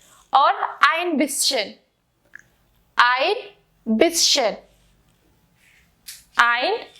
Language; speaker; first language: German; non-native, fluent; Hindi